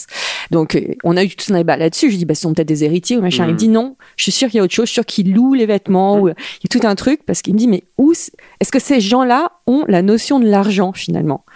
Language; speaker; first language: French; native; French